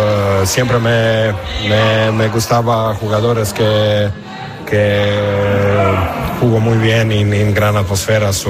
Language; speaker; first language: Spanish; non-native, learner; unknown